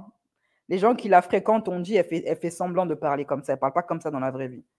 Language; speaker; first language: French; native; French